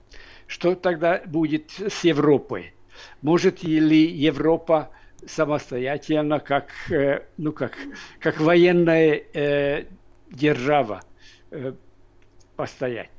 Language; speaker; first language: Russian; non-native, fluent; Hungarian